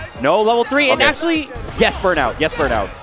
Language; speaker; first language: English; native; English